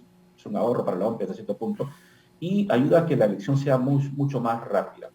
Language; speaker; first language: Spanish; native; Spanish